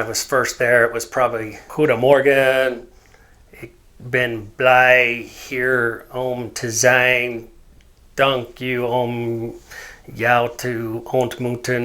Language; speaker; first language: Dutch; non-native, learner; English